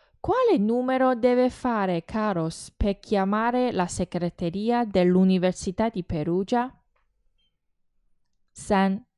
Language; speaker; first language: Italian; non-native, fluent; Chinese